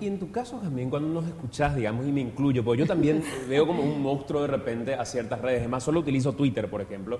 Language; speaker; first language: Spanish; native; Spanish